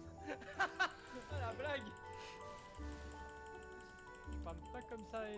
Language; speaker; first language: French; native; French